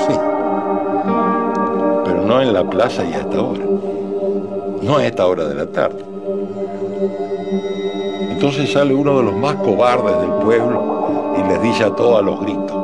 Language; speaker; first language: Spanish; native; Spanish